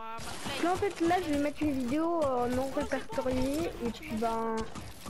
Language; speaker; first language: French; native; French